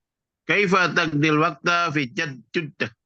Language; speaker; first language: Arabic; non-native, learner; Indonesian